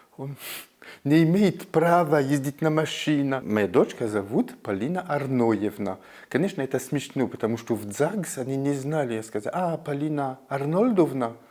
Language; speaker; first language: Russian; non-native, learner; French